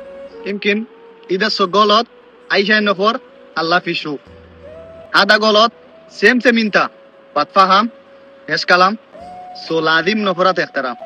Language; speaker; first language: Arabic; non-native, learner; Bangla